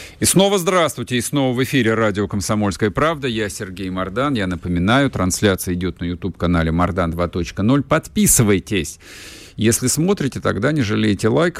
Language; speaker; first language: Russian; native; Russian